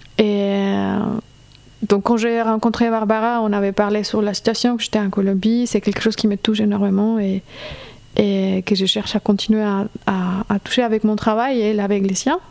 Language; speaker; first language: French; non-native, fluent; Spanish